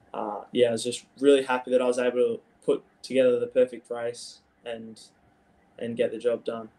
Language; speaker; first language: English; native; English